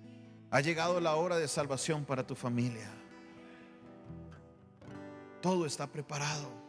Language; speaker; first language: Spanish; native; Spanish